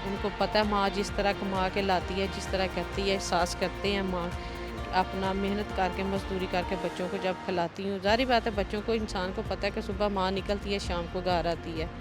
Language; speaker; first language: Urdu; non-native, local second language; Punjabi